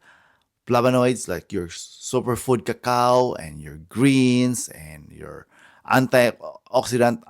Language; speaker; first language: English; non-native, fluent; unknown